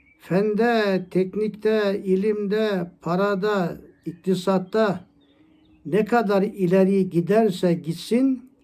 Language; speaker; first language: Turkish; native; Turkish